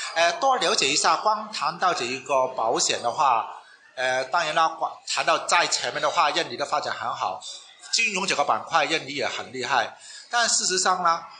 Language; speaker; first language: Chinese; non-native, local second language; Cantonese